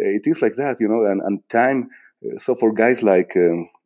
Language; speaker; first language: English; non-native, fluent; Spanish